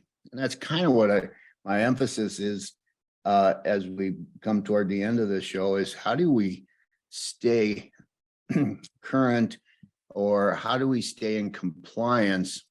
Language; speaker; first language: English; native; English